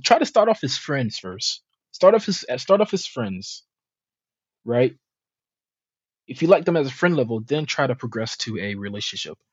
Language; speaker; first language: English; native; English